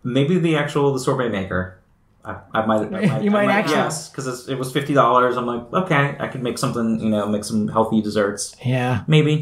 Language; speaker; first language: English; native; English